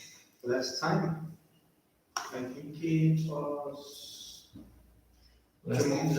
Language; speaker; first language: English; non-native, learner; Portuguese